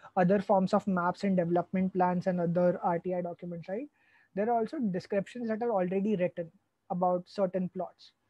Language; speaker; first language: English; non-native, local second language; Hindi